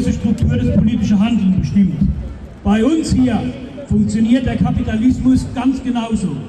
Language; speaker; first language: German; native; German